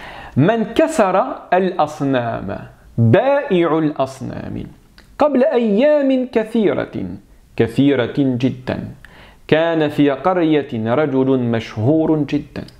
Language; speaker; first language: Arabic; non-native, fluent; French